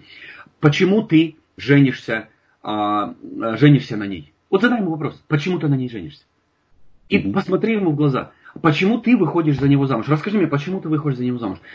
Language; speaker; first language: Russian; native; Russian